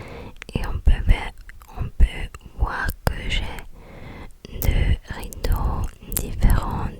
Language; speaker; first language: French; non-native, learner; English